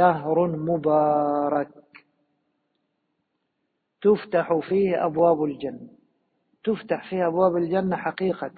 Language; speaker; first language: Arabic; native; Arabic